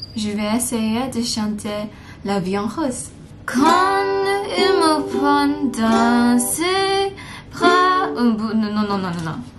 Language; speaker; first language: French; non-native, learner; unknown